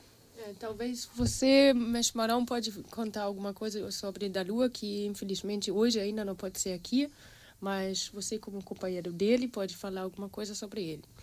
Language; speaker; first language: Portuguese; non-native, fluent; German